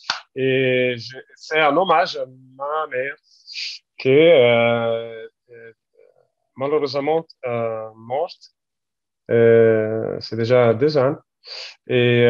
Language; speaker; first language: French; non-native, learner; Italian